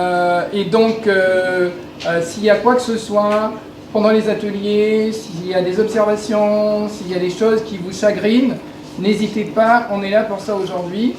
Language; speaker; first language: French; native; French